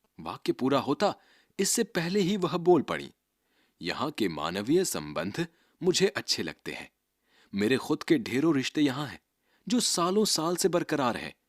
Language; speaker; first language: Hindi; native; Hindi